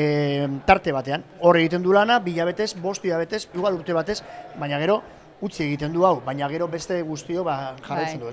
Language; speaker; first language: Basque; native; Basque